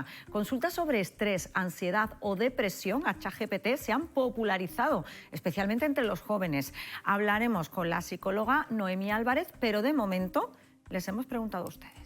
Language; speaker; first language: Spanish; native; Spanish